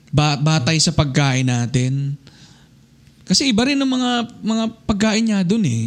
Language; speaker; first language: Filipino; native; Filipino